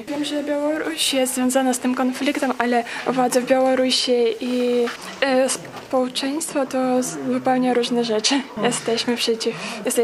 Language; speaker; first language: Polish; non-native, fluent; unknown